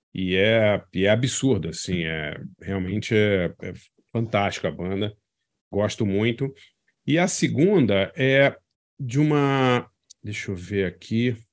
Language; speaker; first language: Portuguese; native; Portuguese